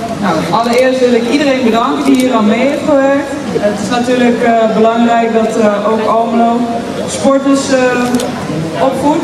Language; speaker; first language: Dutch; native; Dutch